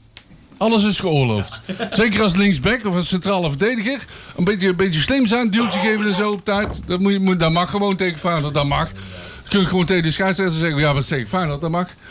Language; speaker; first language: Dutch; native; Dutch